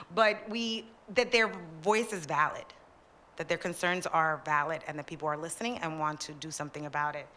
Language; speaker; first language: English; early bilingual, other home language; Spanish